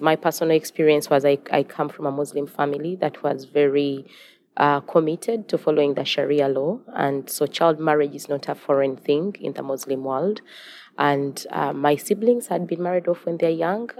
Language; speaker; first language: English; non-native, local second language; Ganda